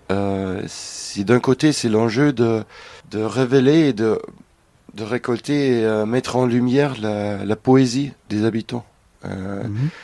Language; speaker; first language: French; non-native, fluent; German